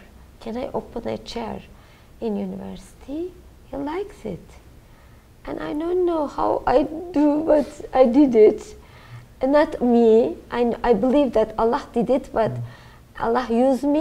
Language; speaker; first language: English; non-native, learner; Turkish